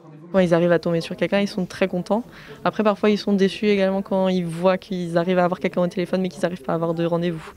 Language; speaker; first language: French; native; French